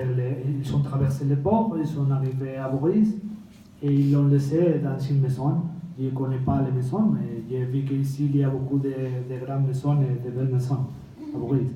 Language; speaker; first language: French; non-native, fluent; Spanish